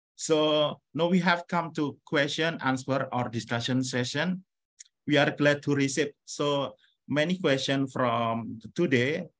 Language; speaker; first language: English; non-native, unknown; Indonesian